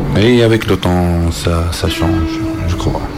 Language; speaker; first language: French; non-native, learner; Arabic